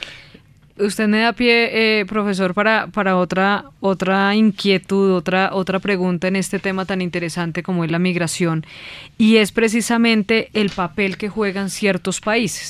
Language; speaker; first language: Spanish; native; Spanish